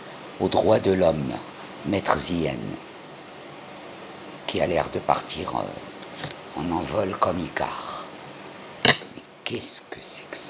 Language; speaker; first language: French; non-native, local second language; Arabic